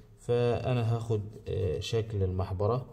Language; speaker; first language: Arabic; native; Arabic